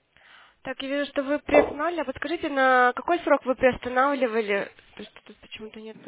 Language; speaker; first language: Russian; native; Russian